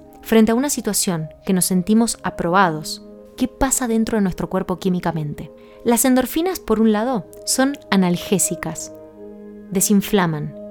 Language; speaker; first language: Spanish; native; Spanish